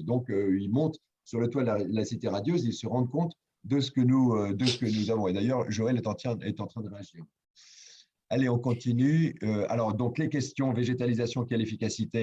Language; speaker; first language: French; native; French